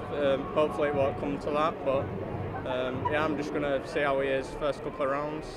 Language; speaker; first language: English; native; English